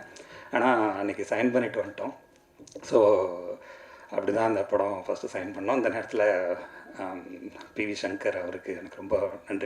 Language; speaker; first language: Tamil; native; Tamil